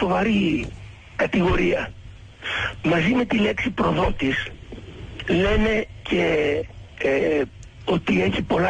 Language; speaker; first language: Greek; native; Greek